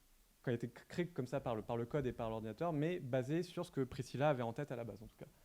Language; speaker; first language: French; native; French